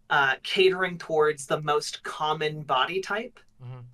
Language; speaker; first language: English; native; English